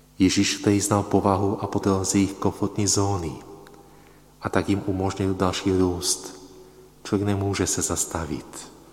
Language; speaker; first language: Czech; non-native, fluent; Polish